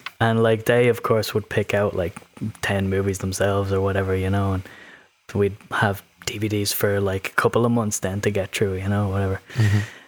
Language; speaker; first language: English; native; English